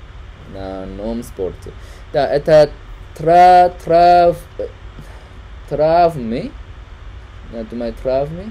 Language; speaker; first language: Russian; non-native, learner; Chinese